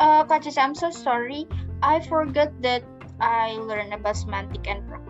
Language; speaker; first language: English; non-native, learner; Indonesian